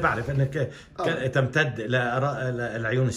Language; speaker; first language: Arabic; native; Arabic